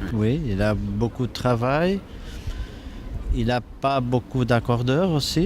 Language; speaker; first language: French; non-native, fluent; Portuguese